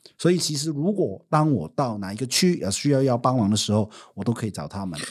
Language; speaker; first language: Chinese; non-native, fluent; Cantonese